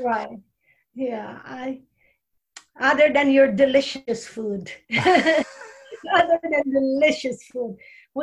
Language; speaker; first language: English; non-native, local second language; Bikol